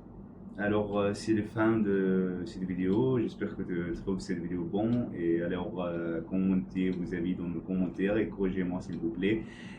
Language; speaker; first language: French; non-native, learner; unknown